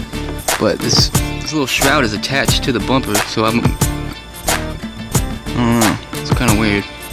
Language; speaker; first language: English; native; English